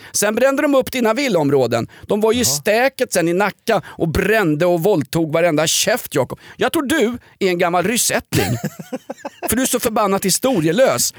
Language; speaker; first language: Swedish; native; Swedish